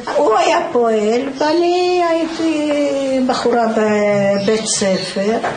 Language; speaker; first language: Hebrew; early bilingual, other home language; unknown